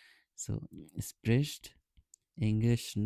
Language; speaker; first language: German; non-native, fluent; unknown